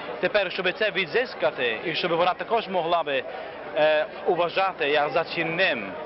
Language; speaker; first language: Ukrainian; early bilingual, heritage; Ukrainian